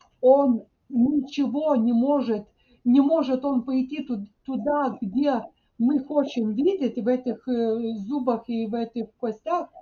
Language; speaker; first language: Russian; non-native, fluent; Lithuanian